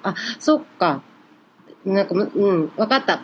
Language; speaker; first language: Japanese; native; Japanese